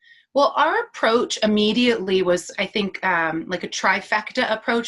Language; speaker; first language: English; native; English